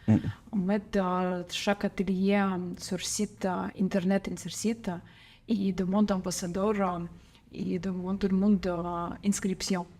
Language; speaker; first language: French; non-native, learner; Ukrainian